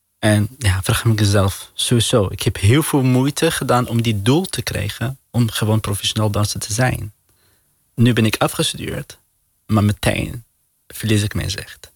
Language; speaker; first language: Dutch; non-native, learner; Arabic